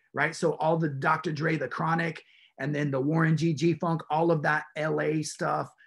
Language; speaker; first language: English; native; English